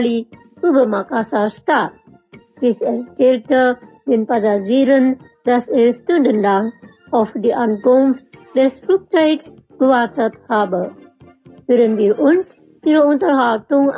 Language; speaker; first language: German; non-native, fluent; Indonesian